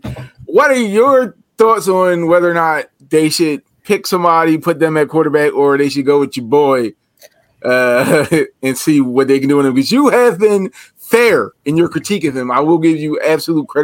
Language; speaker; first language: English; native; English